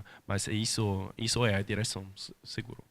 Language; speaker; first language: Portuguese; non-native, fluent; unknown